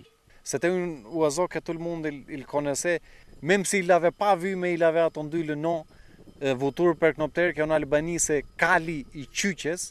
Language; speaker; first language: French; non-native, fluent; Albanian